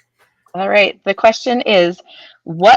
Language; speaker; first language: English; native; English